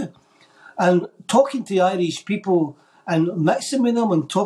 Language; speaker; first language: English; native; English